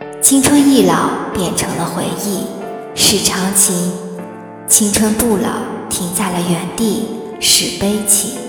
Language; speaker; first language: Chinese; native; Chinese